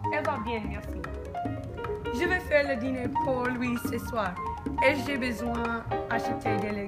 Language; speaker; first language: French; non-native, learner; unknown